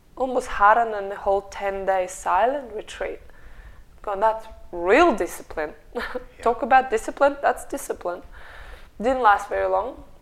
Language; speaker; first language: English; non-native, fluent; Russian